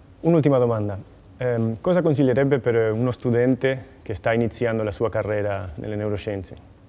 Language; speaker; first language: Italian; non-native, fluent; Spanish